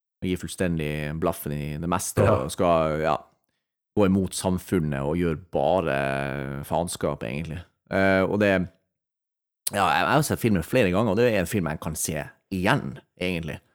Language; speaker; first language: Norwegian; native; Norwegian